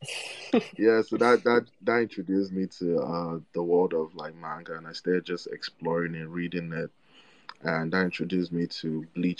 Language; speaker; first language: English; non-native, local second language; Igbo